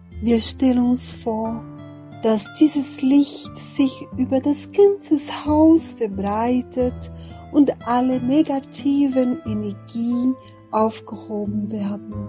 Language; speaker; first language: German; non-native, fluent; Portuguese